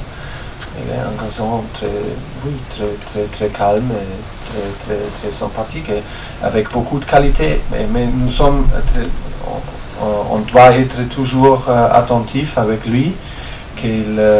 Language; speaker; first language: French; non-native, learner; German